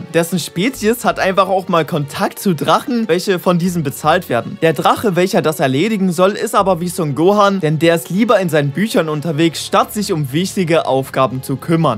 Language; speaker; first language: German; native; German